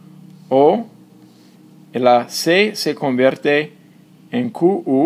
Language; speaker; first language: Spanish; non-native, fluent; English